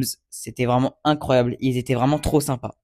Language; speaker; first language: French; native; French